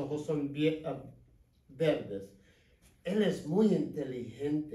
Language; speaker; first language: Spanish; non-native, fluent; English